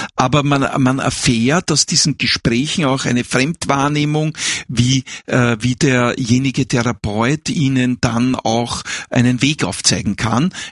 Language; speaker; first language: German; native; German